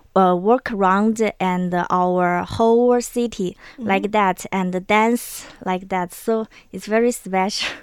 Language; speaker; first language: English; non-native, learner; Chinese